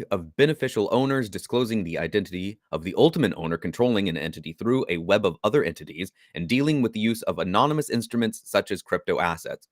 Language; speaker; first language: English; native; English